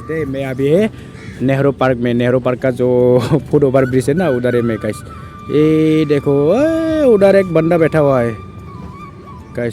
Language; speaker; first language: Hindi; non-native, local second language; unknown